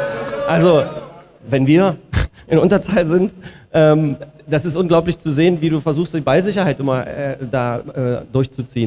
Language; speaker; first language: German; native; German